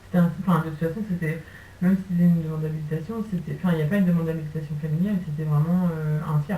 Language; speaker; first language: French; native; French